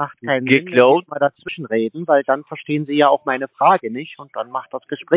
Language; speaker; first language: German; native; German